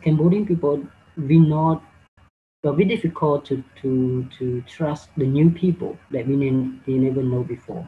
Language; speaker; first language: English; non-native, learner; Khmer